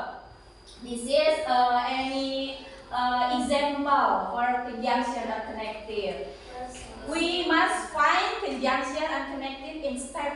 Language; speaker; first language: English; non-native, learner; Indonesian